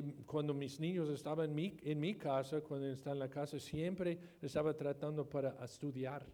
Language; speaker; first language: Spanish; non-native, fluent; English